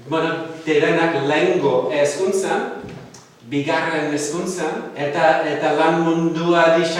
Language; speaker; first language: Basque; non-native, fluent; Welsh